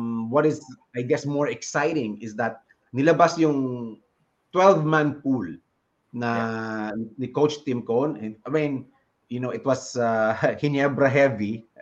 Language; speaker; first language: English; non-native, local second language; Filipino